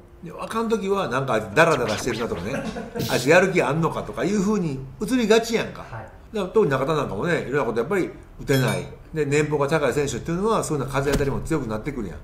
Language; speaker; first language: Japanese; native; Japanese